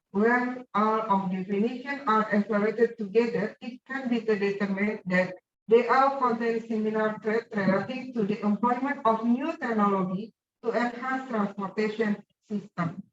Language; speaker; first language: English; non-native, learner; Indonesian